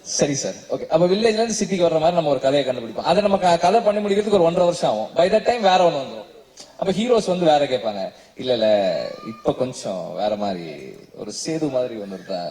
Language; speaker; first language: Tamil; native; Tamil